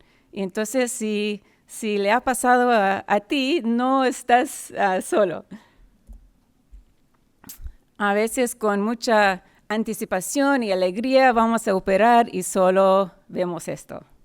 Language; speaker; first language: Spanish; non-native, fluent; English